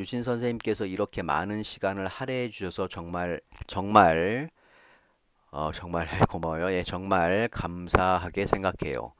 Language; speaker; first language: Korean; native; Korean